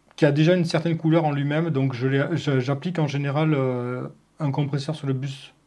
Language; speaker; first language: French; native; French